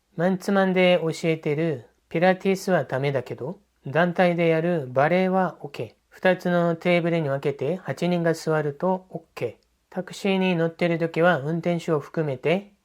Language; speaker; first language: Japanese; non-native, fluent; Korean